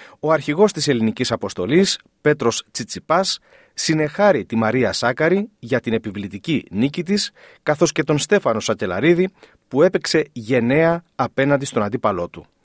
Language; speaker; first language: Greek; native; Greek